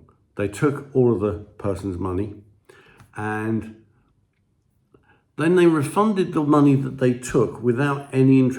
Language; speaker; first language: English; native; English